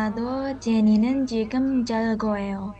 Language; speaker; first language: Korean; non-native, learner; Indonesian